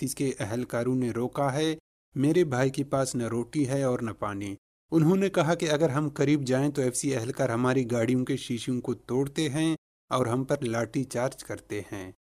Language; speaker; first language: Urdu; non-native, local second language; Baluchi